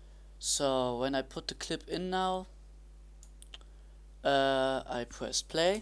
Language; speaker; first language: English; non-native, learner; German